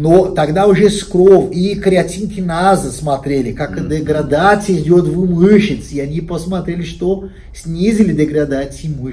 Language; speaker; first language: Russian; non-native, fluent; Portuguese